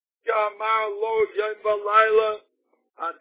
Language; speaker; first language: Hebrew; non-native, fluent; Yiddish